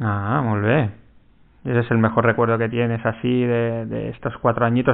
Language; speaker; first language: Spanish; native; Spanish